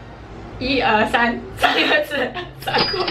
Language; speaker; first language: Chinese; non-native, local second language; English